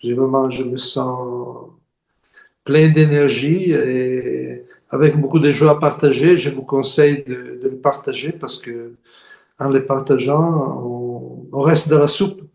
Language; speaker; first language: French; non-native, fluent; Italian